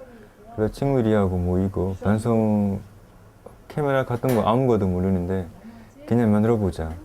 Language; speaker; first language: Korean; non-native, local second language; Filipino